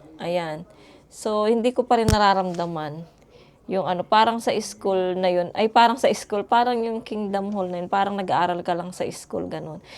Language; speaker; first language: Filipino; native; Filipino